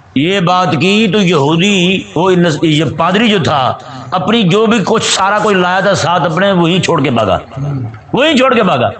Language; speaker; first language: Urdu; non-native, local second language; Punjabi